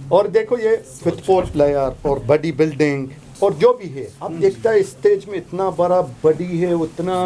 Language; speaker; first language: Hindi; non-native, learner; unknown